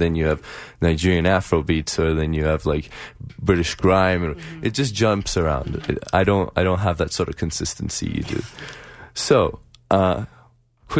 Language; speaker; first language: English; non-native, fluent; Persian